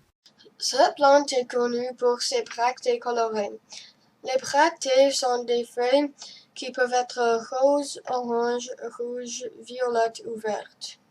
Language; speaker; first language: French; non-native, learner; English